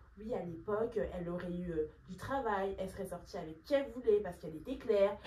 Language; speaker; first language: French; native; French